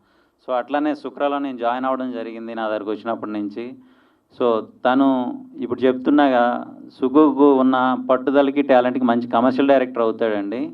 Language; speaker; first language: Telugu; native; Telugu